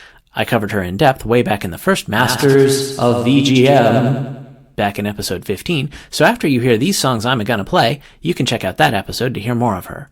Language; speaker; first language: English; native; English